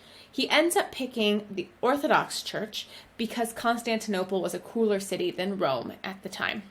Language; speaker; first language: English; native; English